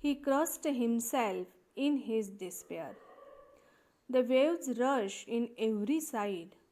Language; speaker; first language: English; non-native, local second language; Marathi